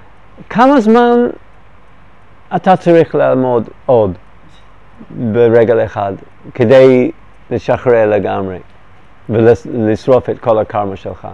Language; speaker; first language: Hebrew; non-native, fluent; English